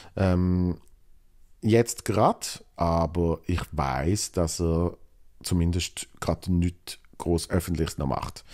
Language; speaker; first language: German; native; German